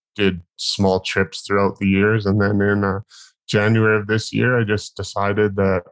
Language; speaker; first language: English; native; English